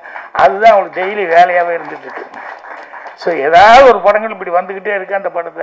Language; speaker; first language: Tamil; native; Tamil